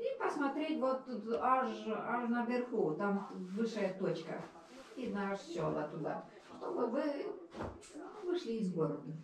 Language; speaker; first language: Russian; non-native, local second language; Romanian